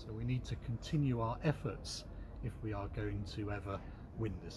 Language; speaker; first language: English; native; English